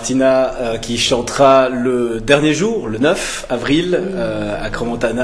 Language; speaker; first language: French; native; French